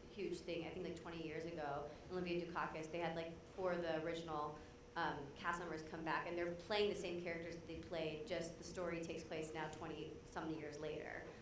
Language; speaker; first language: English; native; English